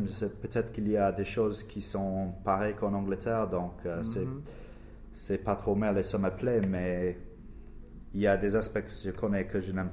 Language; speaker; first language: French; non-native, learner; English